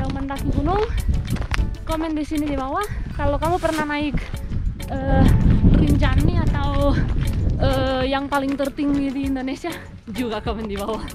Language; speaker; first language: Indonesian; non-native, fluent; Spanish